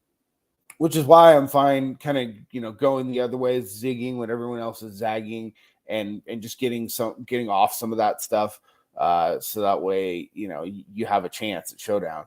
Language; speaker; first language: English; native; English